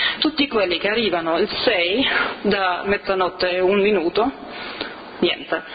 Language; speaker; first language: Italian; non-native, fluent; Arabic